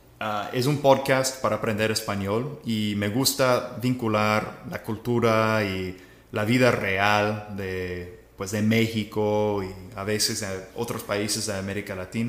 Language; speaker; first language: Spanish; non-native, fluent; English